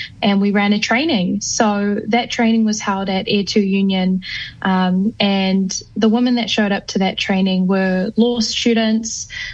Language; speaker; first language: English; native; English